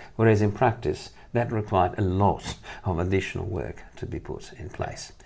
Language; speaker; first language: English; non-native, fluent; Italian